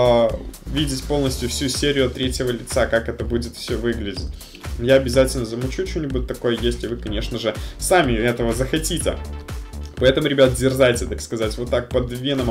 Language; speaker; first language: Russian; native; Russian